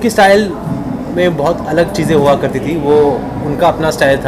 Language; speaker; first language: Hindi; native; Hindi